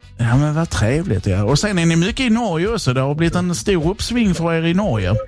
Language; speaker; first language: Swedish; native; Swedish